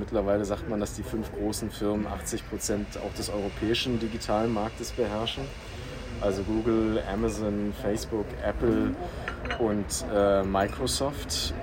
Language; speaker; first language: German; native; German